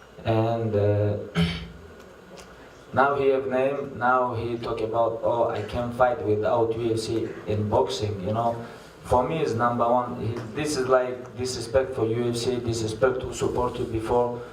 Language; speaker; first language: English; non-native, learner; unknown